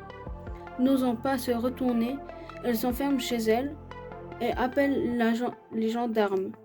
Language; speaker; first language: French; native; French